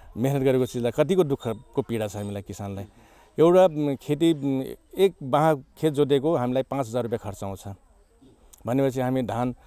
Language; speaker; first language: Nepali; non-native, local second language; Rana Tharu